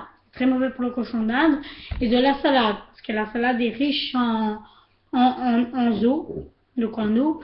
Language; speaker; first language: French; native; French